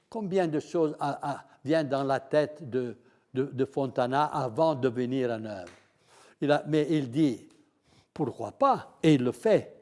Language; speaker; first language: French; non-native, fluent; Italian